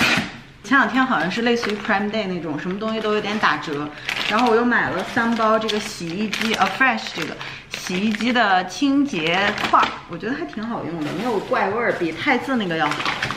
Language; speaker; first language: Chinese; native; Chinese